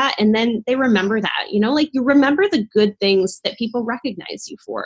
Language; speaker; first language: English; native; English